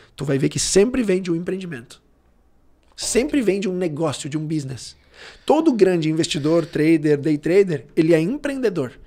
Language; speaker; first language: Portuguese; early bilingual, other home language; Italian